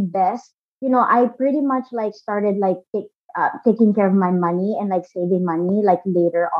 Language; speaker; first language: English; non-native, local second language; Filipino